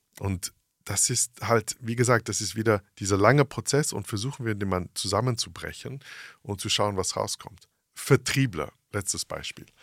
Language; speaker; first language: German; early bilingual, heritage; English